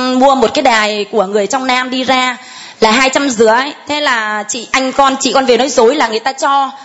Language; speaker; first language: Vietnamese; native; Vietnamese